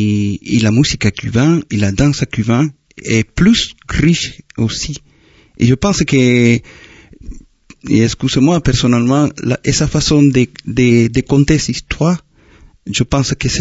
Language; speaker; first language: French; non-native, fluent; Spanish